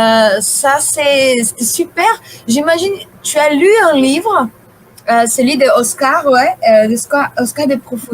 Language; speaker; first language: French; non-native, fluent; Portuguese